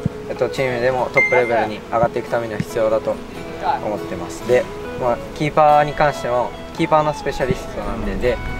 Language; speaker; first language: Japanese; native; Japanese